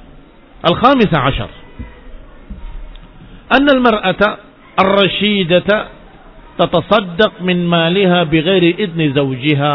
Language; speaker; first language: Arabic; non-native, fluent; Indonesian